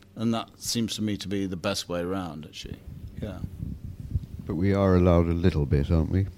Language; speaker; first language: English; native; English